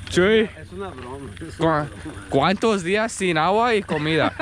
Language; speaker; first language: Spanish; early bilingual, other home language; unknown